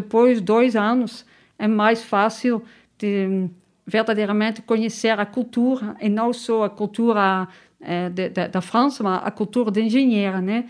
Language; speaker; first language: Portuguese; non-native, learner; Dutch